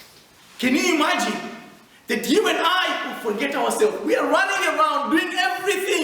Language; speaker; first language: English; non-native, fluent; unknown